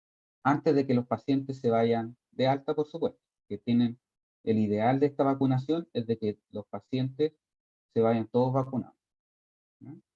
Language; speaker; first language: Spanish; native; Spanish